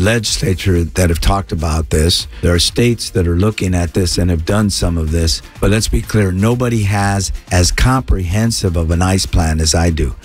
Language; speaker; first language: Spanish; non-native, fluent; English